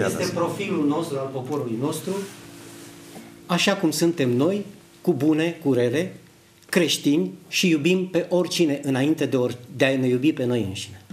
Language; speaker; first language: Romanian; native; Romanian